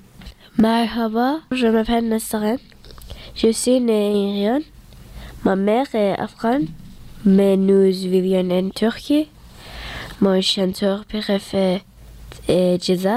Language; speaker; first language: French; non-native, learner; Turkish